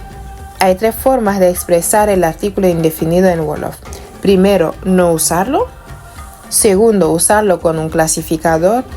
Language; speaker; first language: Spanish; non-native, fluent; Wolof